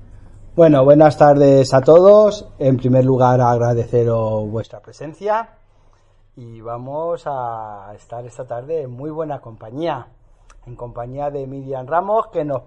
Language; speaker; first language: Spanish; native; Spanish